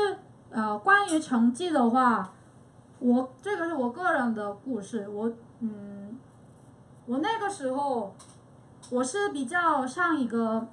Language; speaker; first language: Chinese; non-native, fluent; Korean